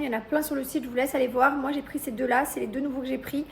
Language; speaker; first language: French; native; French